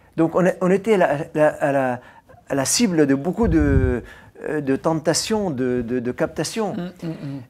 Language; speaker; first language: French; non-native, fluent; Arabic